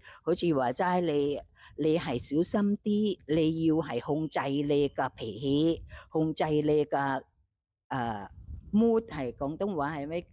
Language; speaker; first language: Cantonese; non-native, fluent; Thai